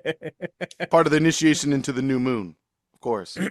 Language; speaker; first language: English; native; English